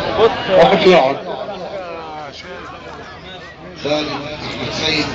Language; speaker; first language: Arabic; native; Arabic